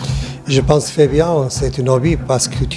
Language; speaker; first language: French; non-native, learner; Portuguese